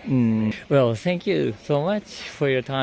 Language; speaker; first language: English; non-native, fluent; Japanese